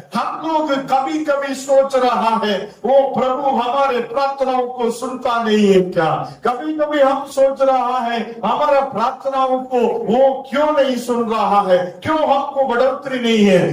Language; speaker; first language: Hindi; non-native, local second language; Tamil